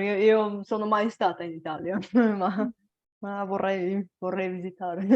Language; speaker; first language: Italian; non-native, learner; Bulgarian